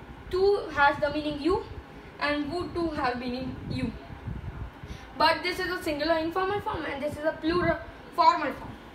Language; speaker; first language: English; non-native, local second language; Gujarati